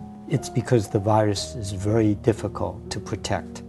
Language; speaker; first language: English; early bilingual, other home language; Chinese